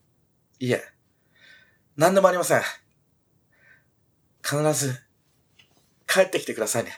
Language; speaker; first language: Japanese; native; Japanese